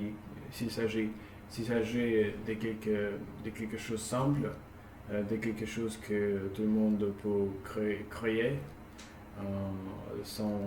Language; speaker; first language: French; non-native, learner; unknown